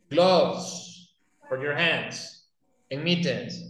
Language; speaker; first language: English; non-native, fluent; Spanish